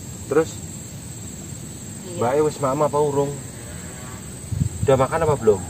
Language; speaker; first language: Indonesian; native; Indonesian